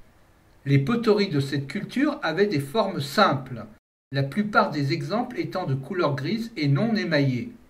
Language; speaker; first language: French; native; French